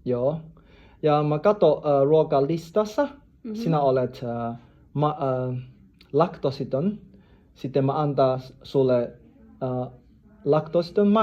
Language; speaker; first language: Finnish; non-native, learner; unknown